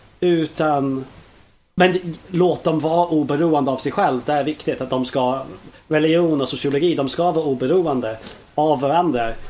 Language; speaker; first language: Swedish; non-native, fluent; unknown